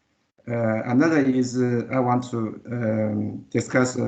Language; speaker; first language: English; non-native, learner; Chinese